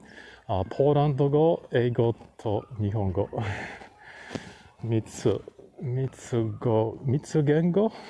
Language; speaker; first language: Japanese; non-native, learner; Polish